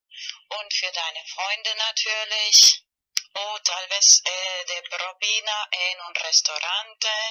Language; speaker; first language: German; non-native, fluent; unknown